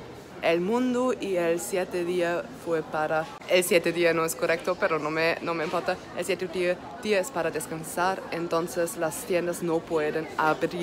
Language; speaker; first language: Spanish; non-native, learner; German